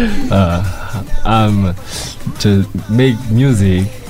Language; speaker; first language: English; non-native, learner; Korean